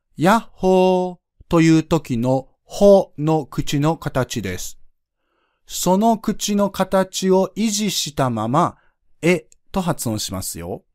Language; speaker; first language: Japanese; native; Japanese